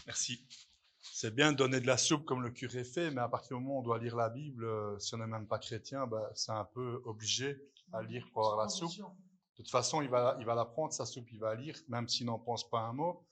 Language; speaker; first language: French; native; French